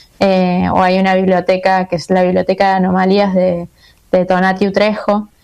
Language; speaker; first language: Spanish; native; Spanish